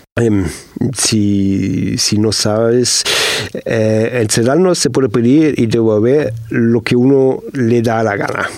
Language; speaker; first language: Spanish; non-native, fluent; German